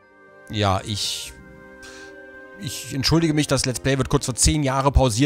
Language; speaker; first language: German; native; German